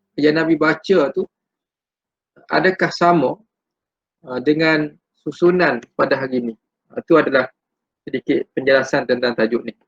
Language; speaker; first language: Malay; native; Malay